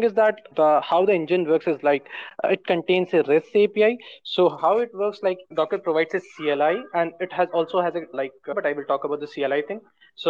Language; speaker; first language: English; non-native, local second language; Hindi